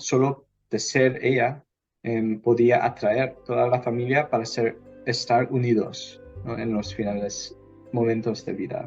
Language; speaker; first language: Spanish; non-native, fluent; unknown